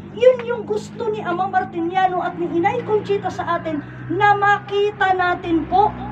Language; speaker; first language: Filipino; non-native, local second language; Iloko